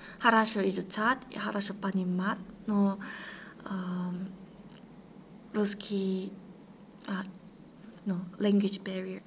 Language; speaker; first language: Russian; non-native, learner; Korean